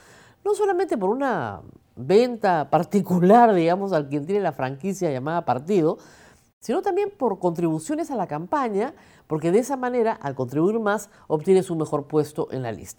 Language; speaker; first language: Spanish; native; Spanish